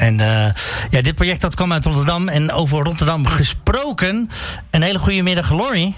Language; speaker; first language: Dutch; native; Dutch